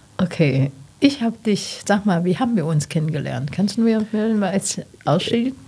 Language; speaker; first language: German; non-native, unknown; Chinese